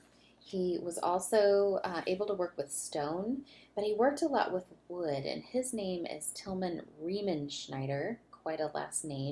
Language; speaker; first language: English; native; English